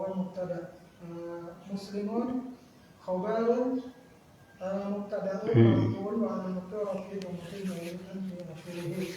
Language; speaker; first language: Arabic; non-native, learner; Indonesian